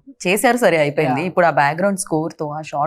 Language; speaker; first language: Telugu; native; Telugu